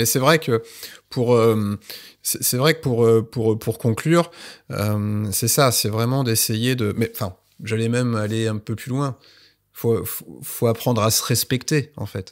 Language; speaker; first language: French; native; French